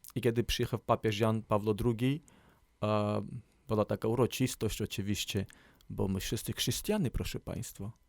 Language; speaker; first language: Polish; non-native, learner; Armenian